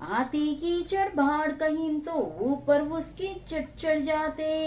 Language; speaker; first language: Hindi; non-native, local second language; Telugu